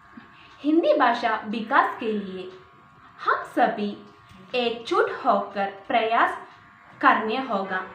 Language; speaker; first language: Hindi; non-native, local second language; Malayalam